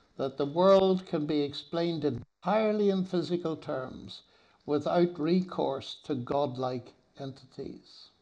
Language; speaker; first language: English; native; English